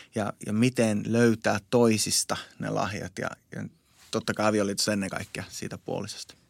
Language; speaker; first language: Finnish; native; Finnish